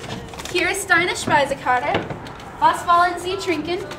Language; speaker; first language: German; non-native, learner; English